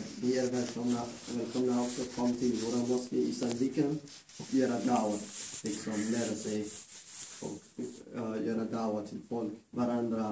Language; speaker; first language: Swedish; non-native, fluent; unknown